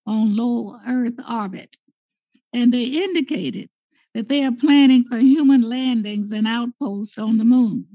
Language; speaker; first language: English; native; English